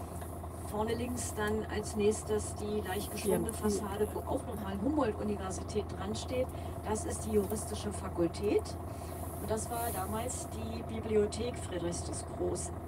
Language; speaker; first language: German; native; German